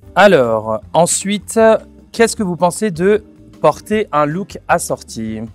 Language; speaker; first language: French; native; French